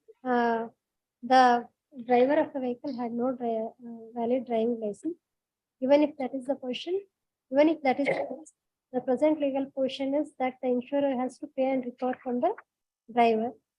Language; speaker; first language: English; non-native, local second language; Kannada